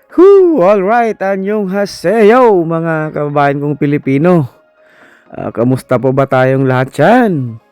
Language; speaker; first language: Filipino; non-native, local second language; Cebuano